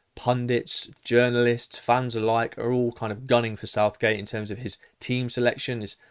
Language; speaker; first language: English; native; English